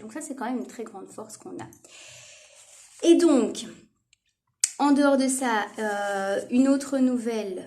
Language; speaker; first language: French; native; French